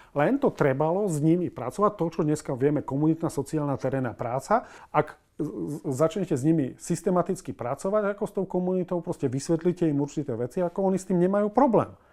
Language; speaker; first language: Slovak; non-native, local second language; Rusyn